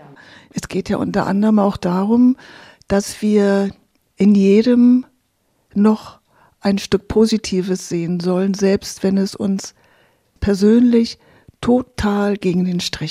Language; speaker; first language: German; native; German